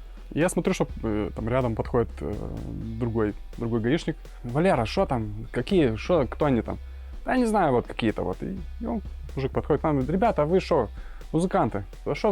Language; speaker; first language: Russian; native; Russian